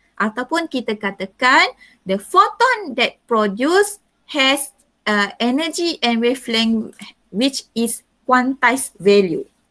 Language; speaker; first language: English; non-native, local second language; Malay